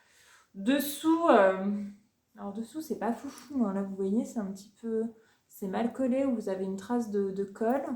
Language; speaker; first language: French; native; French